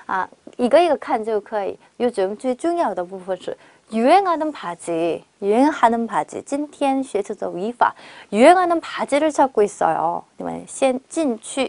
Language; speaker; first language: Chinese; non-native, fluent; Korean